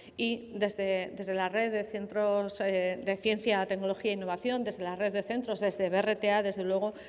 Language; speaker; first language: Spanish; non-native, local second language; Basque